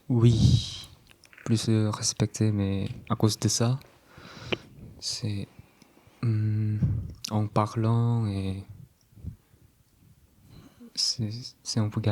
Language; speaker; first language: French; non-native, learner; Korean